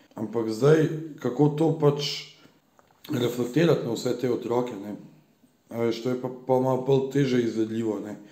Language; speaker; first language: Slovenian; early bilingual, other home language; Bosnian